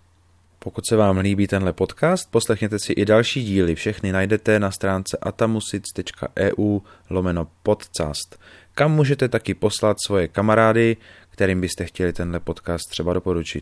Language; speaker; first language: Czech; native; Czech